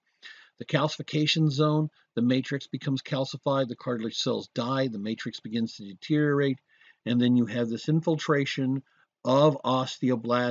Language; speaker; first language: English; native; English